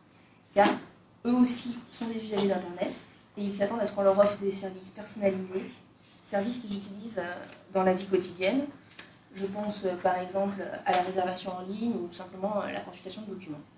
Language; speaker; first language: French; native; French